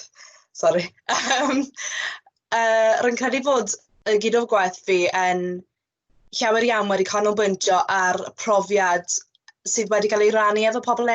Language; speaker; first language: Welsh; non-native, local second language; English